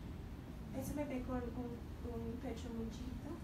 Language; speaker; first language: Spanish; early bilingual, heritage; Spanish